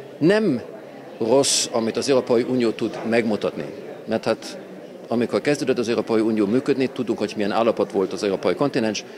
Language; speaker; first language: Hungarian; non-native, fluent; German